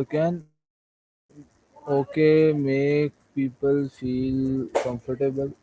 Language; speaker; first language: English; non-native, learner; Urdu